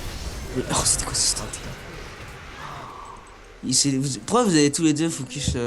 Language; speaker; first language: French; native; French